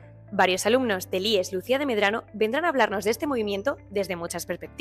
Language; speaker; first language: Spanish; native; Spanish